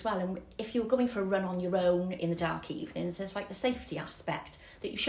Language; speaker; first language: English; native; English